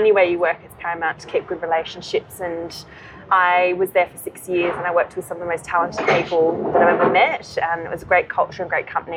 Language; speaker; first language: English; native; English